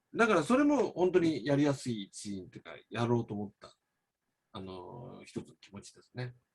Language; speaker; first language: Japanese; native; Japanese